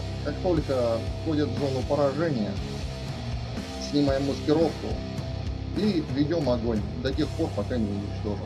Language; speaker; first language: Russian; native; Russian